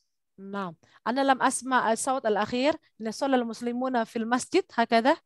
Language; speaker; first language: Arabic; non-native, fluent; Indonesian